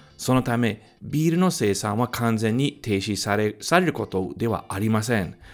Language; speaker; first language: Japanese; non-native, fluent; English